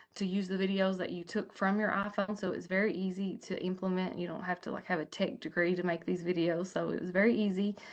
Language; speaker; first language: English; native; English